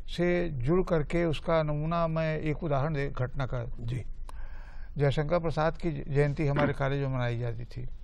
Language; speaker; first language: Hindi; native; Hindi